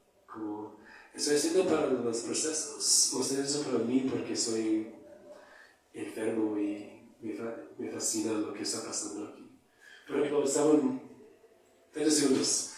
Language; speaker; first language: Spanish; non-native, fluent; English